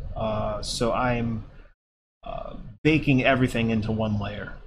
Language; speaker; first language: English; native; English